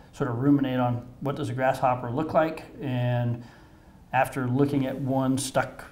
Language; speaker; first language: English; native; English